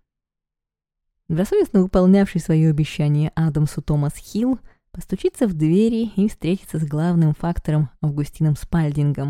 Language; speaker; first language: Russian; native; Russian